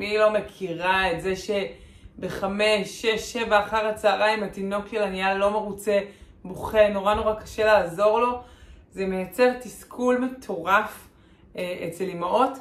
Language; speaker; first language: Hebrew; native; Hebrew